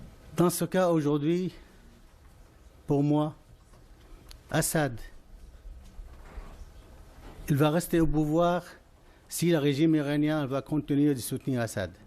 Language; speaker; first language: French; non-native, fluent; Arabic